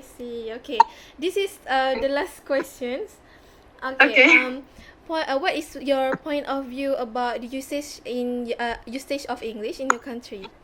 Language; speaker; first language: English; non-native, fluent; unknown